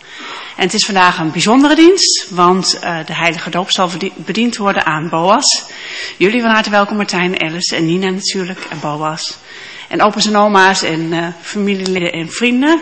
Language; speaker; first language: Dutch; native; Dutch